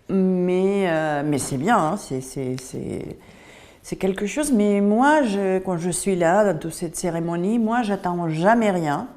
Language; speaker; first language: French; non-native, fluent; Spanish